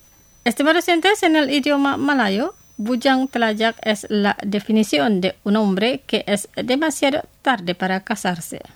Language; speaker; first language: Spanish; non-native, fluent; Indonesian